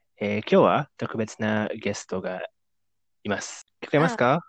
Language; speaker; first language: Japanese; non-native, fluent; Indonesian